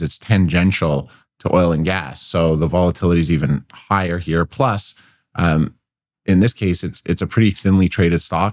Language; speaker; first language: English; native; English